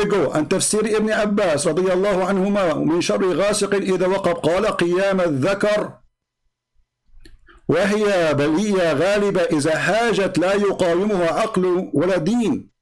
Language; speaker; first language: Arabic; native; Arabic